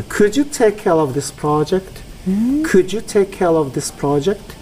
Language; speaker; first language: English; non-native, fluent; Japanese